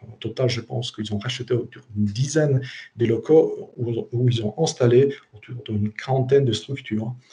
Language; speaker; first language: French; non-native, fluent; Polish